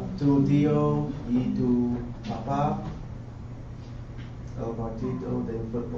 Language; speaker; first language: Spanish; non-native, learner; English